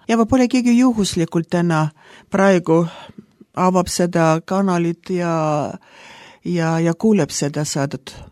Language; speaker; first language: Estonian; non-native, local second language; Russian